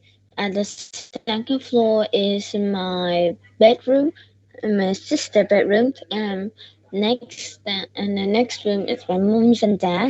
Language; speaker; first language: English; non-native, learner; Vietnamese